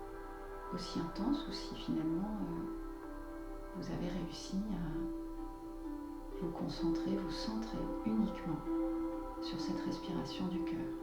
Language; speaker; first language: French; native; French